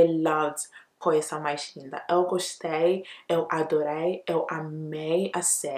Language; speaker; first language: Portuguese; non-native, learner; Akan